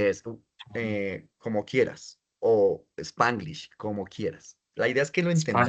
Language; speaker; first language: Spanish; native; Spanish